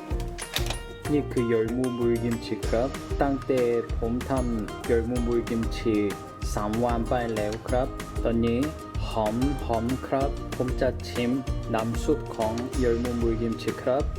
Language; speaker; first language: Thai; non-native, learner; Korean